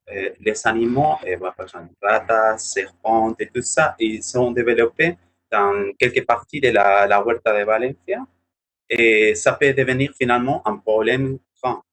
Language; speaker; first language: French; non-native, learner; Spanish